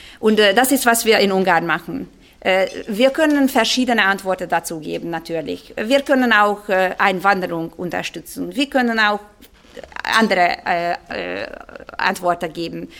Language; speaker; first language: German; non-native, fluent; Hungarian